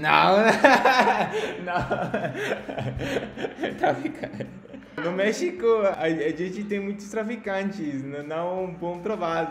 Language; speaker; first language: Portuguese; non-native, learner; Spanish